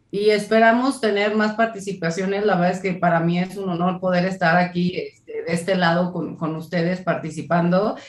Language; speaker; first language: Spanish; native; Spanish